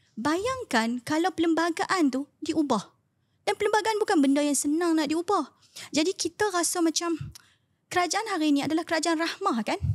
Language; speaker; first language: Malay; native; Malay